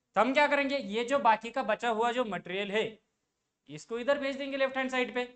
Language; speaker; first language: Hindi; non-native, local second language; Marathi